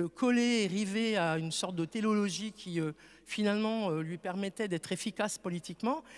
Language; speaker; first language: French; native; French